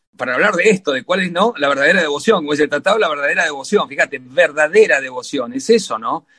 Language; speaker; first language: Spanish; native; Spanish